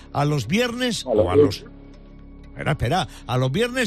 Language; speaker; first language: Spanish; native; Spanish